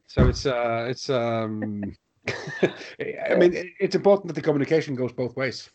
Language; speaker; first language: English; non-native, fluent; Norwegian